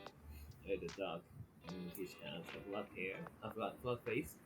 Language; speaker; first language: English; non-native, fluent; Japanese